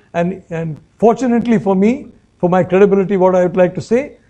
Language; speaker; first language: English; non-native, local second language; Malayalam